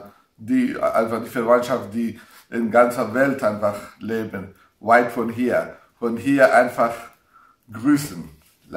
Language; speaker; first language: German; non-native, learner; Pashto